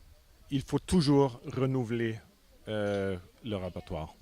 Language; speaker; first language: French; non-native, fluent; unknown